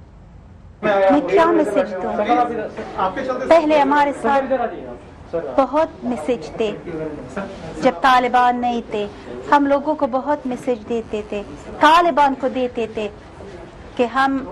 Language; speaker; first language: Hindi; non-native, learner; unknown